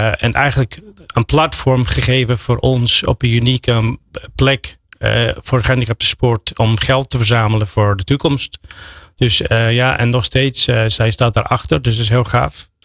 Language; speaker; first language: Dutch; non-native, fluent; English